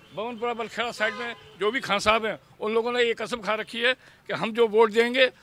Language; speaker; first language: Hindi; native; Hindi